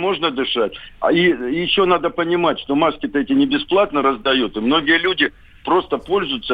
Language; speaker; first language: Russian; native; Russian